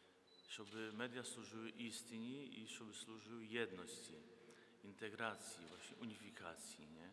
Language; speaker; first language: Ukrainian; non-native, fluent; Polish